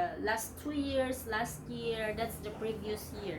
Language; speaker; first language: English; non-native, local second language; Filipino